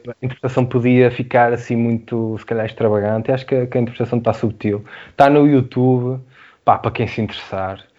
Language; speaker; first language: Portuguese; native; Portuguese